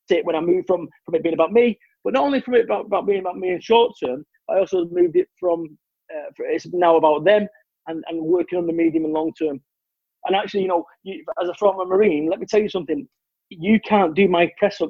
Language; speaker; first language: English; native; English